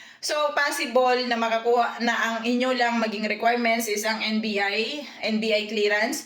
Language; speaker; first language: Filipino; native; Filipino